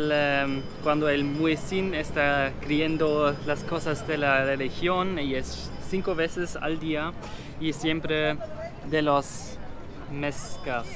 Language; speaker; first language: Spanish; non-native, learner; German